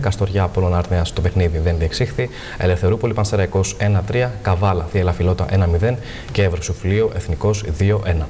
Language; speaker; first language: Greek; native; Greek